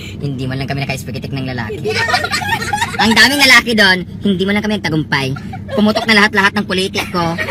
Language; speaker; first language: Filipino; non-native, local second language; Cebuano